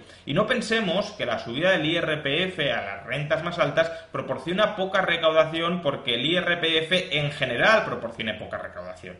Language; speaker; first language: Spanish; native; Spanish